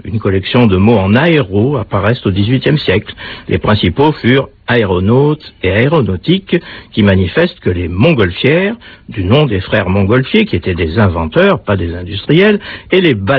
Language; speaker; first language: French; native; French